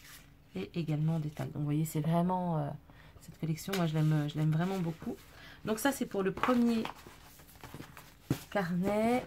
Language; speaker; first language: French; native; French